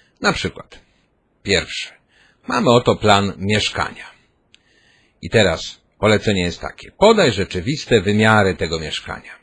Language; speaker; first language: Polish; native; Polish